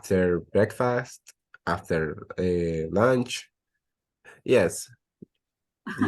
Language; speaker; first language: English; non-native, learner; Spanish